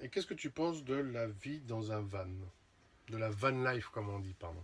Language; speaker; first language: French; native; French